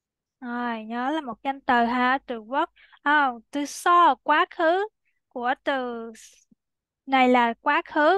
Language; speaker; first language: Vietnamese; native; Vietnamese